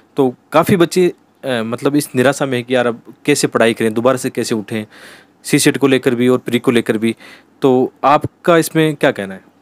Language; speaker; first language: Hindi; native; Hindi